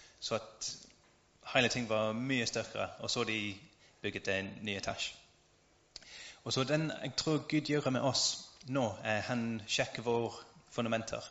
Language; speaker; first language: Norwegian; non-native, learner; English